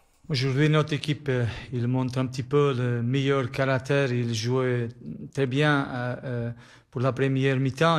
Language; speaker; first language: French; non-native, learner; Portuguese